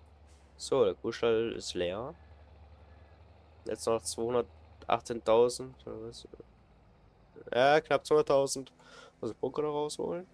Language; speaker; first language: German; native; German